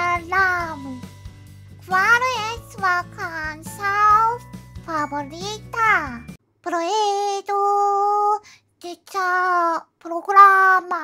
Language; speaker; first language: Portuguese; non-native, learner; Japanese